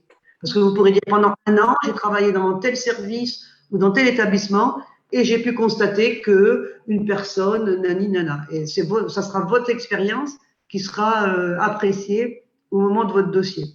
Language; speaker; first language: French; native; French